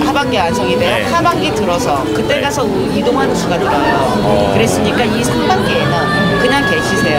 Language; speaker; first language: Korean; native; Korean